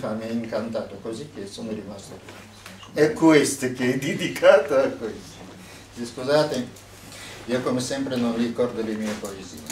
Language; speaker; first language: Italian; non-native, fluent; Russian